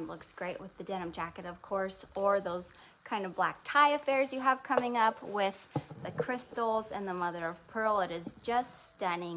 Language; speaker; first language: English; native; English